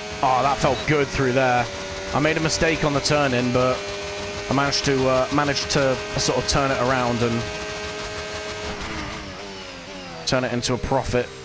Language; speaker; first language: English; native; English